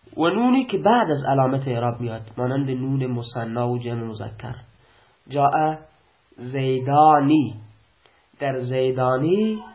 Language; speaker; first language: Persian; non-native, local second language; Baluchi